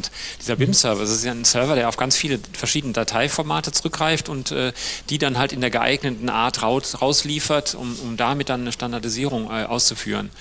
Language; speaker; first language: German; native; German